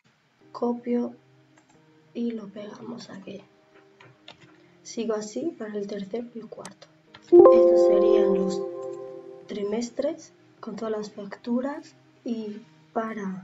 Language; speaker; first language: Spanish; native; Spanish